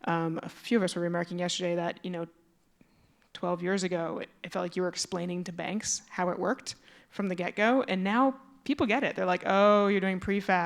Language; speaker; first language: English; native; English